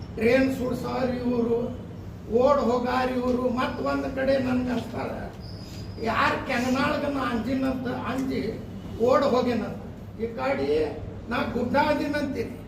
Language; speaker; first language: Kannada; non-native, local second language; Urdu